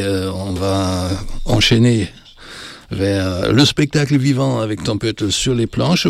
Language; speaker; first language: French; native; French